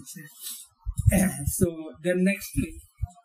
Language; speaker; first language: English; non-native, local second language; Hindi